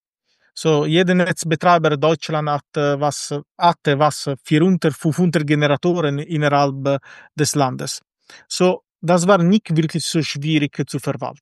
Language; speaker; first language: German; non-native, fluent; Italian